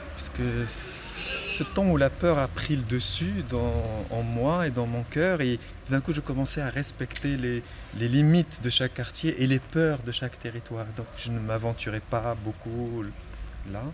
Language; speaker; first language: French; non-native, local second language; Arabic